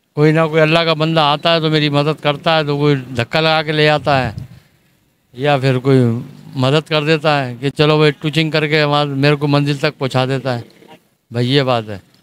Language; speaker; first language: Urdu; native; Urdu